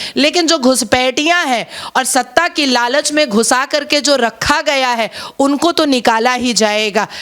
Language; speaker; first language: Hindi; native; Hindi